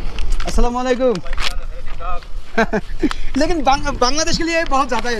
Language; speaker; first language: Hindi; non-native, learner; Bangla